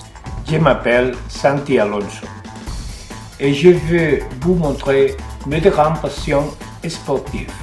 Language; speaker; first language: French; non-native, learner; Spanish